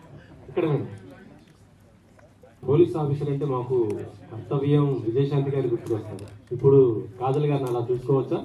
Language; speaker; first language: Telugu; native; Telugu